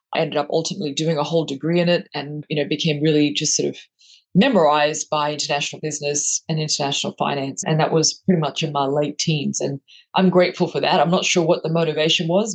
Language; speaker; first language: English; native; English